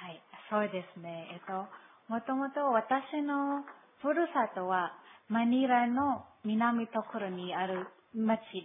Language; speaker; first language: Japanese; non-native, learner; Filipino